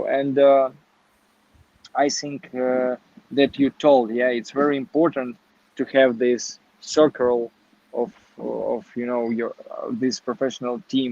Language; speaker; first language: English; non-native, learner; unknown